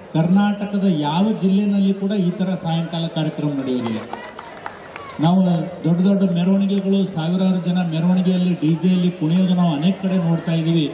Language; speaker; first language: Kannada; non-native, local second language; Lambadi